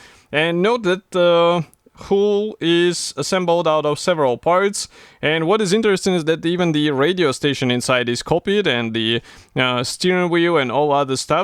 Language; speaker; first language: English; non-native, fluent; Russian